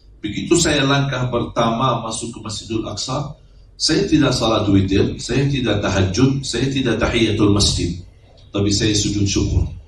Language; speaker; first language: Indonesian; non-native, fluent; Arabic